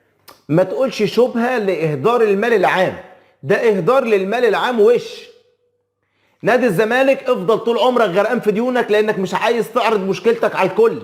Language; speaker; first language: Arabic; native; Arabic